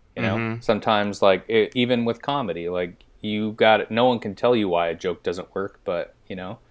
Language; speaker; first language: English; native; English